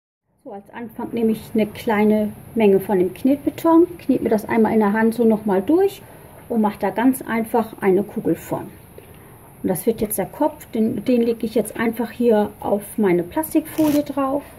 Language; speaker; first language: German; native; German